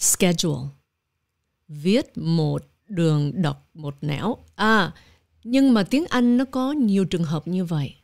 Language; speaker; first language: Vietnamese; early bilingual, heritage; Vietnamese